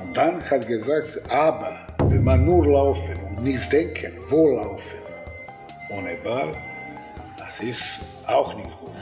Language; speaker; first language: German; non-native, learner; Serbian